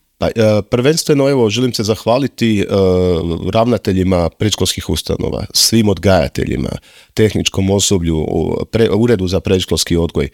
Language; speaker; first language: Croatian; native; Croatian